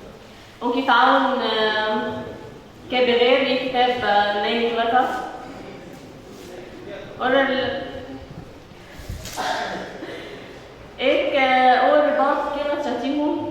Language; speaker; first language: Hindi; non-native, fluent; Arabic